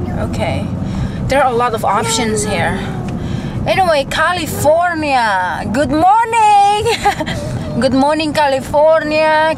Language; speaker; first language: English; non-native, fluent; Indonesian